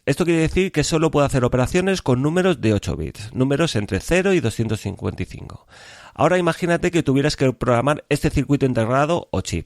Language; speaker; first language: Spanish; native; Spanish